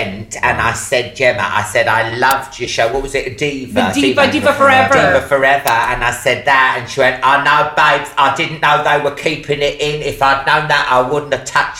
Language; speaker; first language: English; native; English